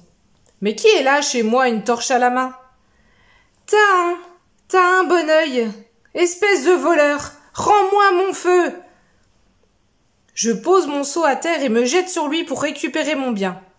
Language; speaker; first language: French; native; French